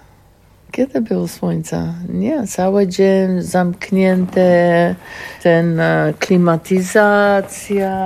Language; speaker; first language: Polish; non-native, learner; English